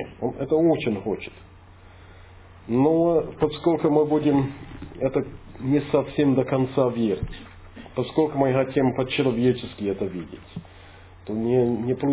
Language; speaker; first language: Russian; non-native, fluent; English